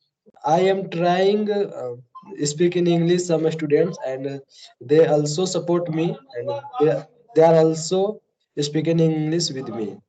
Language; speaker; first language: English; non-native, learner; Hindi